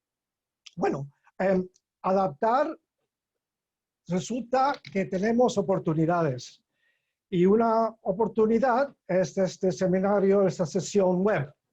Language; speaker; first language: Spanish; non-native, fluent; English